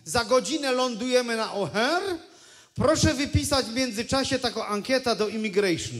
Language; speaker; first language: Polish; native; Polish